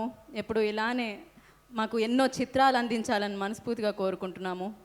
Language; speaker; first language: Telugu; native; Telugu